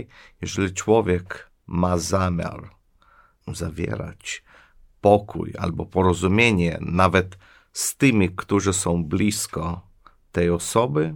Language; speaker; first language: Polish; non-native, fluent; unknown